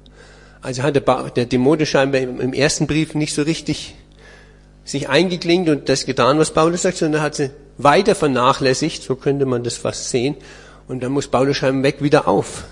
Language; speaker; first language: German; native; German